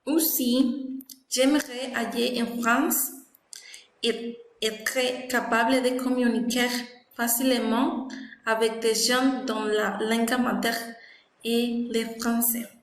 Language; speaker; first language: French; non-native, learner; Spanish